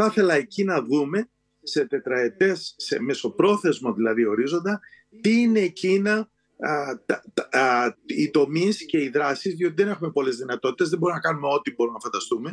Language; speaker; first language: Greek; native; Greek